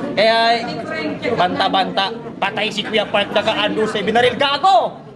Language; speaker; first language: Filipino; non-native, local second language; Maguindanaon